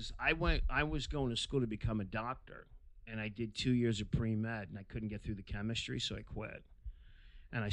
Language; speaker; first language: English; native; English